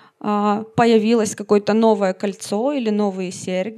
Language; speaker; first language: Czech; non-native, learner; Russian